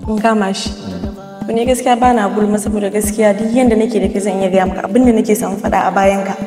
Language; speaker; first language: Hausa; non-native, local second language; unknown